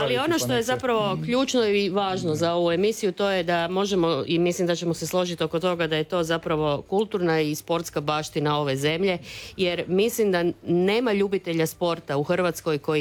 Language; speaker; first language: Croatian; native; Croatian